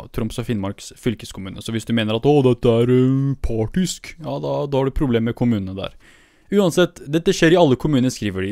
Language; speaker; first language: Norwegian; early bilingual, other home language; Kurdish